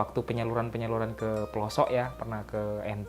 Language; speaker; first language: Indonesian; native; Indonesian